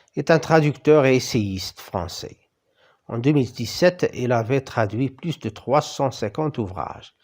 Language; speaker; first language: French; non-native, local second language; Arabic